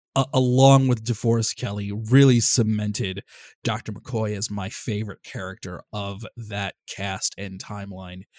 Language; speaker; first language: English; native; English